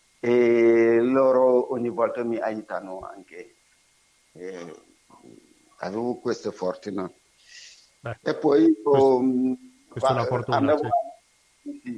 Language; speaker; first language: Italian; non-native, learner; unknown